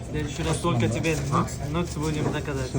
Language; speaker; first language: Russian; non-native, learner; Uzbek